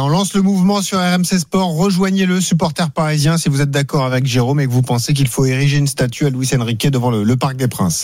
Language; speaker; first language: French; native; French